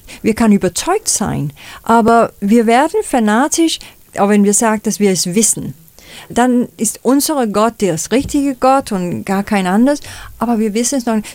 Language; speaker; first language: German; non-native, fluent; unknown